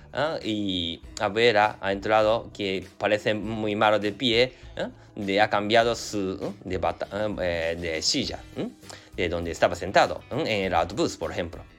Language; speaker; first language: Spanish; non-native, learner; Japanese